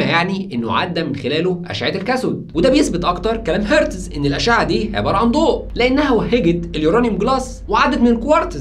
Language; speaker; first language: Arabic; native; Arabic